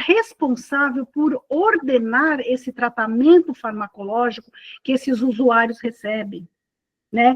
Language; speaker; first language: Portuguese; native; Portuguese